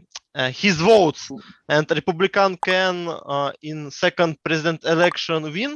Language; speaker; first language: English; non-native, learner; Russian